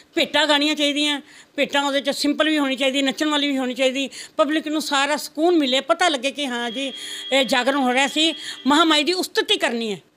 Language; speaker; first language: Punjabi; non-native, local second language; Rajasthani